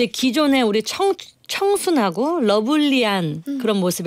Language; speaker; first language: Korean; native; Korean